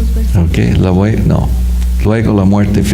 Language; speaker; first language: Spanish; non-native, fluent; English